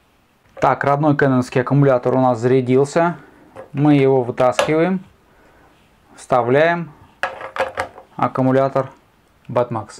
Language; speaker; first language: Russian; native; Russian